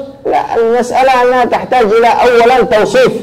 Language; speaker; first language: Arabic; native; Arabic